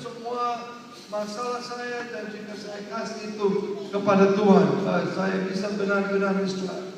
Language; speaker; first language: Indonesian; non-native, learner; English